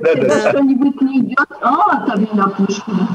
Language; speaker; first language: Russian; early bilingual, heritage; Russian